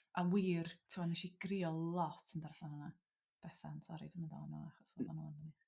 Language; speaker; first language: Welsh; native; Welsh